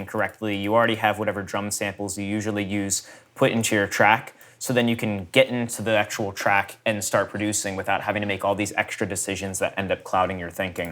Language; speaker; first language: English; native; English